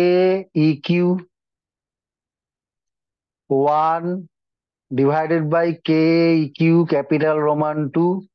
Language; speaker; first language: English; non-native, local second language; Hindi